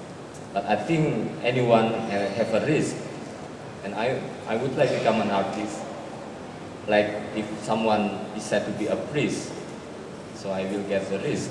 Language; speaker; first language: English; non-native, learner; Indonesian